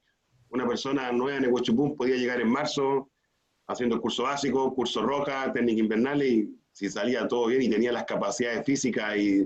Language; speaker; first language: Spanish; native; Spanish